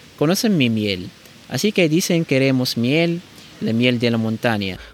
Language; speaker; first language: Spanish; non-native, learner; Arabic